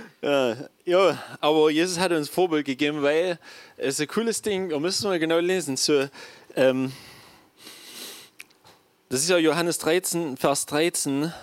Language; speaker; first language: German; native; German